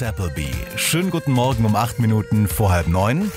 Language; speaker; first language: German; native; German